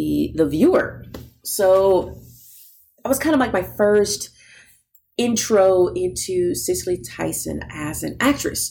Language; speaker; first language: English; native; English